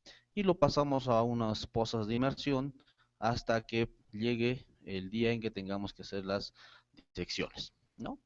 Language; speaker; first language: Spanish; native; Spanish